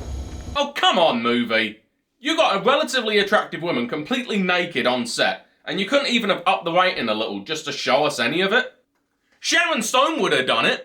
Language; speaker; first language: English; native; English